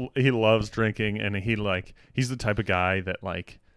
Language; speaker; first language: English; native; English